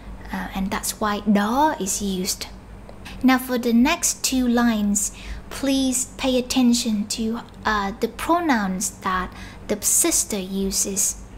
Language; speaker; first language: English; non-native, fluent; Vietnamese